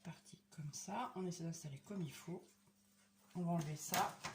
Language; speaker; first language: French; native; French